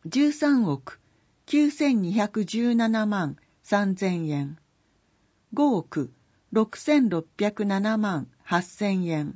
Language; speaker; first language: Japanese; native; Japanese